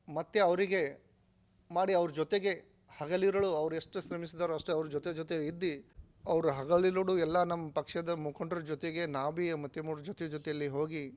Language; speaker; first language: Kannada; non-native, local second language; Lambadi